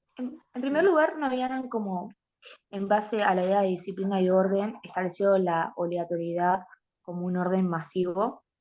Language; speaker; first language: Spanish; native; Spanish